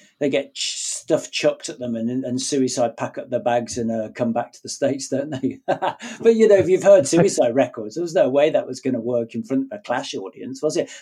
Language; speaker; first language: English; native; English